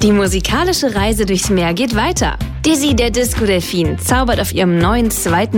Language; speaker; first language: German; native; German